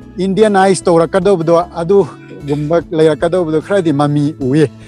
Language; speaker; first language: Manipuri; non-native, local second language; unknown